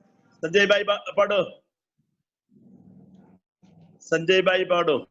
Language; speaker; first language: Hindi; non-native, learner; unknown